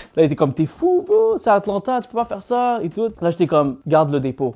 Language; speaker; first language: French; native; French